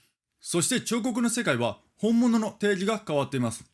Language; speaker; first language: Japanese; native; Japanese